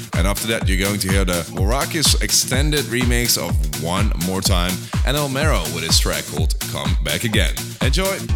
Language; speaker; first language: English; non-native, fluent; Dutch